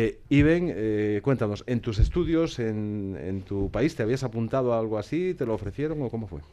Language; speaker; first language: Spanish; native; Spanish